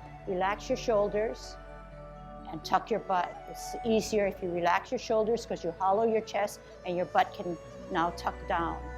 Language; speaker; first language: English; native; English